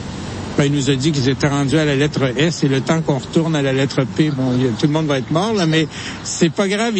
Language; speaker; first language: French; native; French